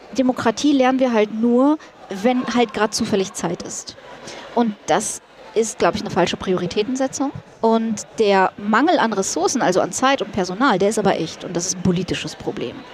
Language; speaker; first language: German; early bilingual, other home language; Russian